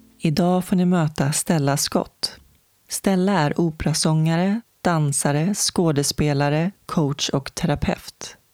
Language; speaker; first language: Swedish; native; Swedish